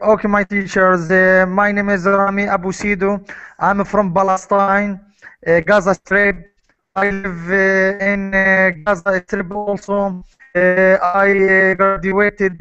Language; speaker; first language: English; non-native, learner; Arabic